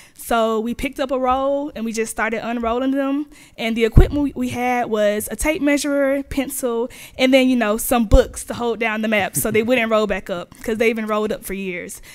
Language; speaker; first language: English; native; English